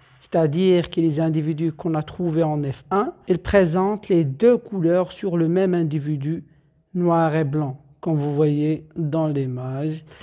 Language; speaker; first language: French; non-native, local second language; Arabic